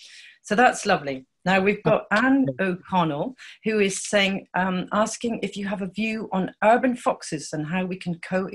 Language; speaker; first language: English; native; English